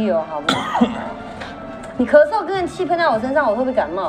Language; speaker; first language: Chinese; native; Chinese